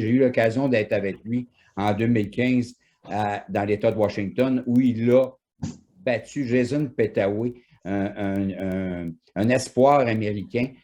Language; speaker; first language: French; native; French